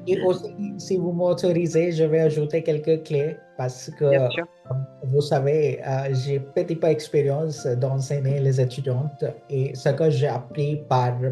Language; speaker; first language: French; non-native, fluent; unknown